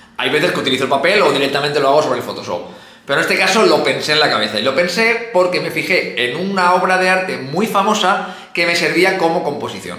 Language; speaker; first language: Spanish; native; Spanish